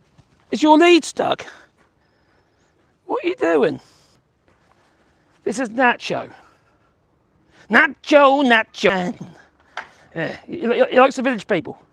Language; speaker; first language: English; native; English